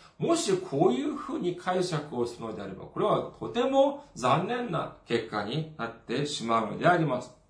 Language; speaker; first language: Japanese; non-native, fluent; Korean